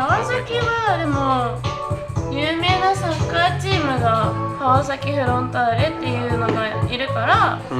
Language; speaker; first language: Japanese; native; Japanese